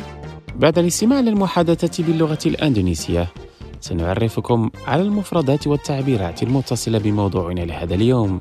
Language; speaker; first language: Arabic; non-native, fluent; Indonesian